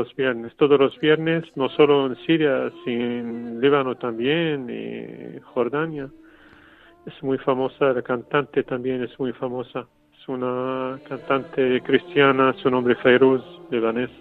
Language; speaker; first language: Spanish; non-native, fluent; Arabic